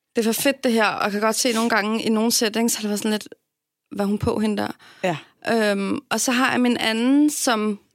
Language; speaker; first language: Danish; native; Danish